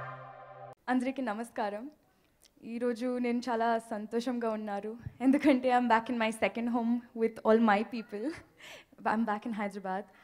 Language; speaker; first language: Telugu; non-native, learner; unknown